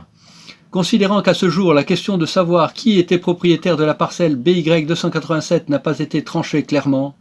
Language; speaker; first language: French; native; French